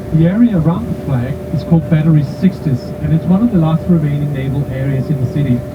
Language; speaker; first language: English; non-native, fluent; Danish